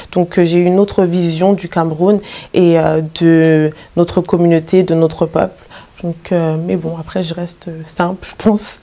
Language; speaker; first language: French; native; French